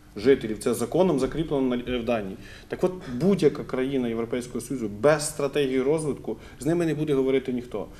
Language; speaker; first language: Ukrainian; native; Ukrainian